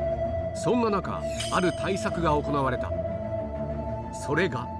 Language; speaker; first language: Japanese; native; Japanese